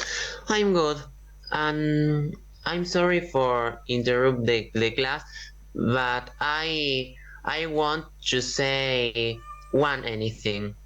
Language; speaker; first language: English; non-native, learner; Spanish